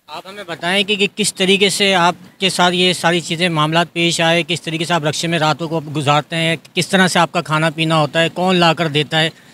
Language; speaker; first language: Urdu; native; Urdu